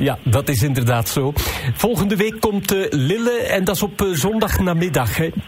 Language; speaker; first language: Dutch; native; Dutch